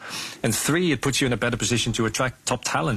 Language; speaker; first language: English; non-native, fluent; Dutch